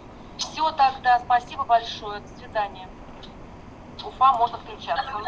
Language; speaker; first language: Russian; native; Russian